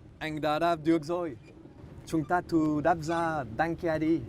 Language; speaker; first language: Vietnamese; non-native, learner; French